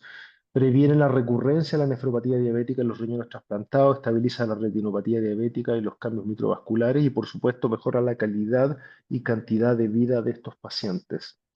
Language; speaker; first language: Spanish; native; Spanish